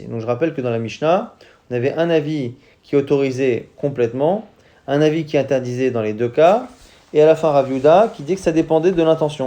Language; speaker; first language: French; native; French